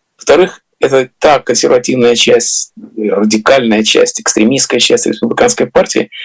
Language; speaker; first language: Russian; native; Russian